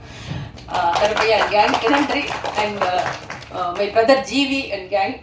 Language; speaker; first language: Tamil; native; Tamil